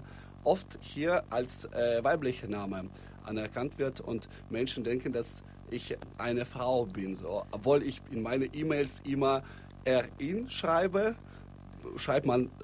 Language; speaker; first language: German; non-native, fluent; Russian